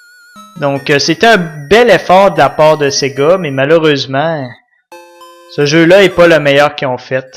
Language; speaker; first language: French; native; French